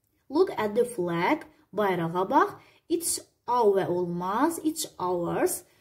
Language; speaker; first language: English; non-native, fluent; Azerbaijani